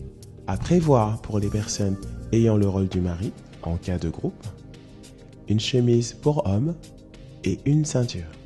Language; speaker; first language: French; native; French